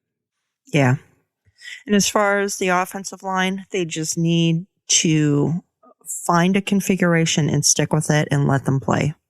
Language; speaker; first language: English; native; English